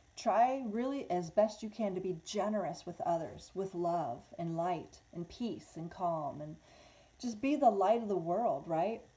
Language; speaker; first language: English; native; English